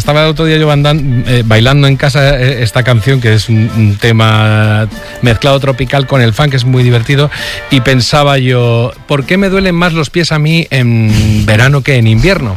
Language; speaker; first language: Spanish; native; Spanish